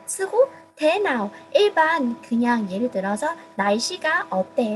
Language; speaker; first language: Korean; non-native, fluent; Vietnamese